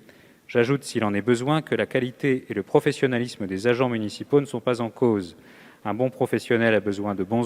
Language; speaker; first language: French; native; French